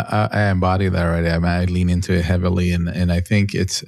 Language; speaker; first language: English; non-native, fluent; Spanish